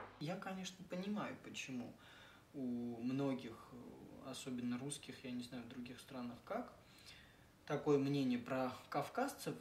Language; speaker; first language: Russian; non-native, local second language; Armenian